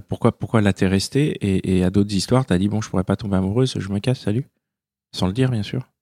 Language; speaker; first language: French; native; French